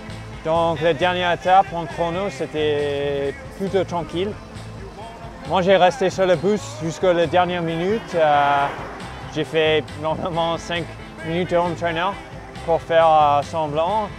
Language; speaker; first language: French; non-native, fluent; English